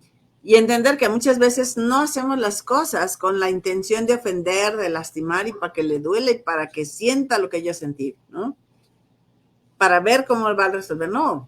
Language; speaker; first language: Spanish; native; Spanish